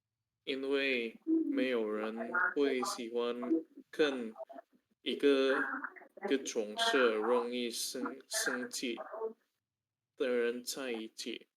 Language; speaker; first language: Chinese; non-native, learner; Indonesian